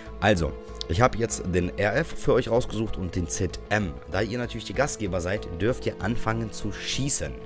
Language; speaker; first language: German; early bilingual, other home language; Russian